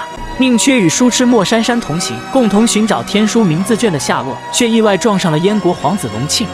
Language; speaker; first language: Chinese; native; Chinese